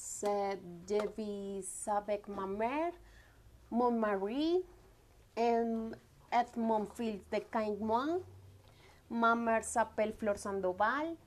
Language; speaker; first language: French; non-native, learner; Spanish